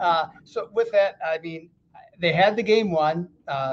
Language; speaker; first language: English; native; English